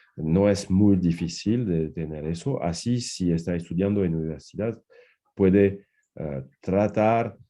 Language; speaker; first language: Spanish; non-native, fluent; French